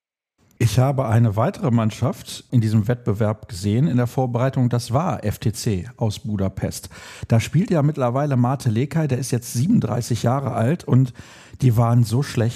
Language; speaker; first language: German; native; German